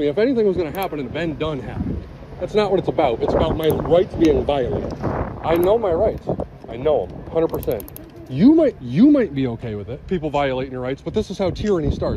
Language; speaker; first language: English; native; English